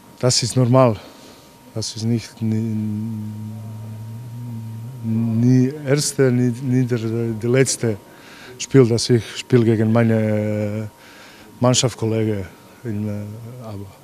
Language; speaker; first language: German; non-native, learner; Croatian